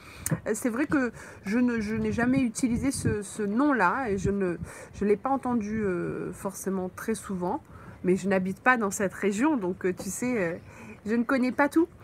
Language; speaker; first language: French; native; French